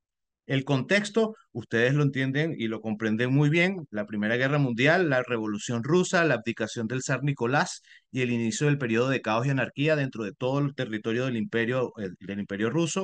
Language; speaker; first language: Spanish; native; Spanish